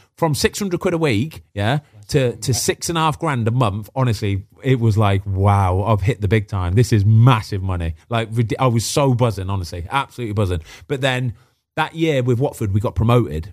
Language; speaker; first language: English; native; English